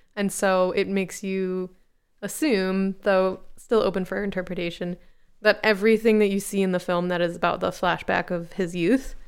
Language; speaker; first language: English; native; English